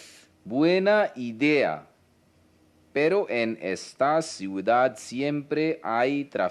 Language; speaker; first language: Spanish; non-native, learner; Hindi